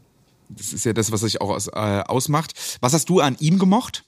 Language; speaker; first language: German; native; German